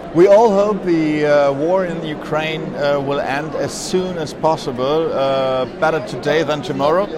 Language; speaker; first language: English; non-native, fluent; German